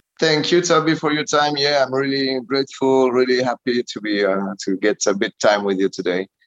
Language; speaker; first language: English; non-native, learner; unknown